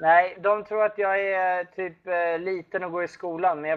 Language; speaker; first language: Swedish; native; Swedish